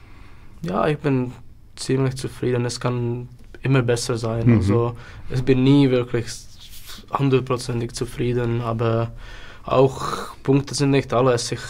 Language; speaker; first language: German; non-native, learner; Czech